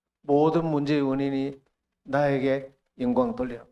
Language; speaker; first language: Korean; native; Korean